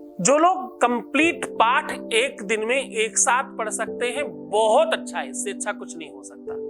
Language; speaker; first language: Hindi; native; Hindi